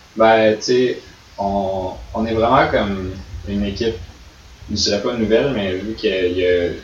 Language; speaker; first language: French; native; French